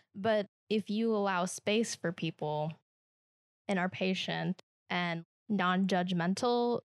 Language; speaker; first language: English; native; English